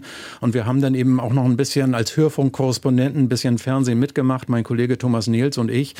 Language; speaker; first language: German; native; German